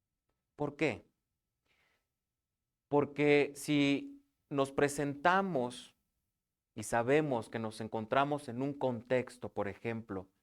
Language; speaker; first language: Spanish; native; Spanish